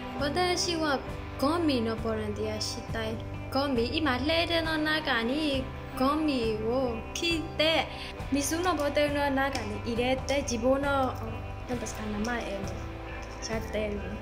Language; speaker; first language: Japanese; non-native, learner; Burmese